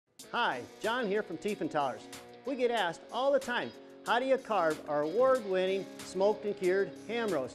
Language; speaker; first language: English; native; English